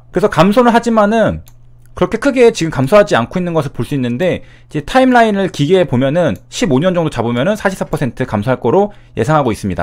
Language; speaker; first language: Korean; native; Korean